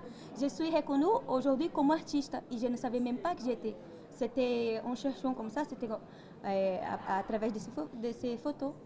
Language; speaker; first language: French; non-native, fluent; Portuguese